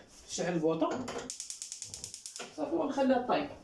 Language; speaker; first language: Arabic; native; Arabic